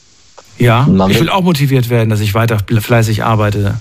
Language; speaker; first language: German; native; German